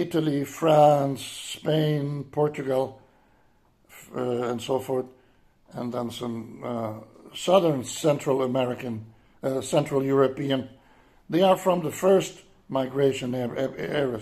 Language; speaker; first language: English; non-native, fluent; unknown